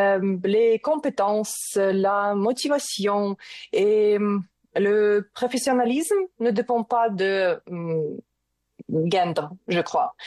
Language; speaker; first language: French; non-native, learner; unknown